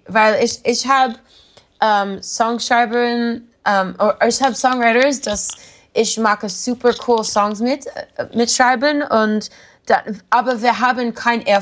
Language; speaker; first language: German; non-native, learner; English